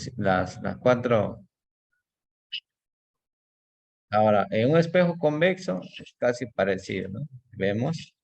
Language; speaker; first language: Spanish; native; Spanish